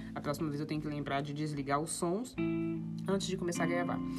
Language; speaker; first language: Portuguese; native; Portuguese